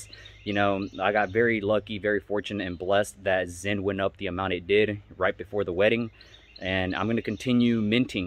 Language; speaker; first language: English; native; English